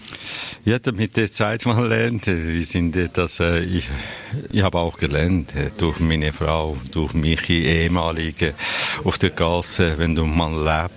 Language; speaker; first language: German; non-native, learner; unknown